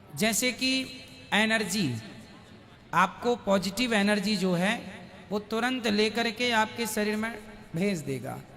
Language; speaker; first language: Hindi; native; Hindi